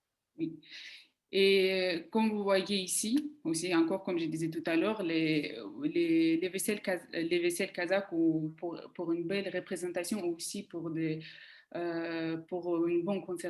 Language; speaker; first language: French; non-native, fluent; Kazakh